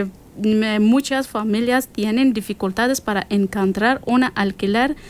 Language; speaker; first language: Spanish; non-native, learner; Persian